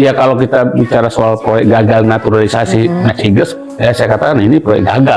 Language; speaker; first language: Indonesian; native; Indonesian